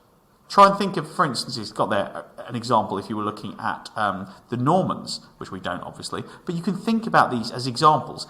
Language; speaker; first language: English; native; English